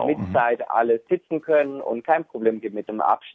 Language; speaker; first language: German; non-native, fluent; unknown